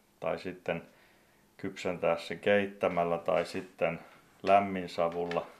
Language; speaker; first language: Finnish; native; Finnish